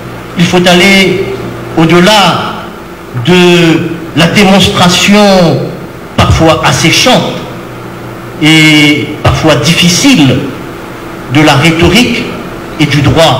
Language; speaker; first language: French; non-native, local second language; Haitian Creole